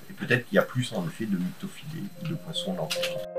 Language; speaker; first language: French; native; French